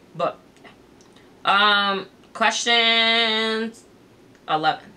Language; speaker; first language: English; native; English